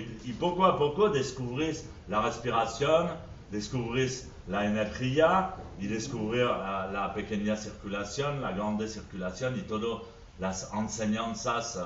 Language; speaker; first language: Spanish; non-native, fluent; French